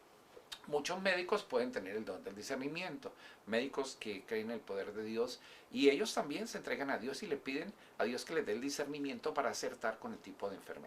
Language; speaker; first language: Spanish; native; Spanish